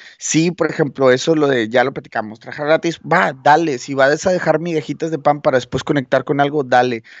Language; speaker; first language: Spanish; native; Spanish